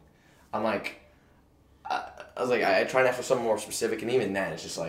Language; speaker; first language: English; native; English